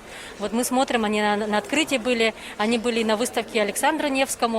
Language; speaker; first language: Russian; native; Russian